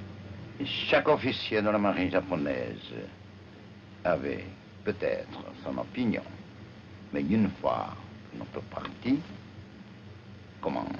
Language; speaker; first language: French; non-native, fluent; Japanese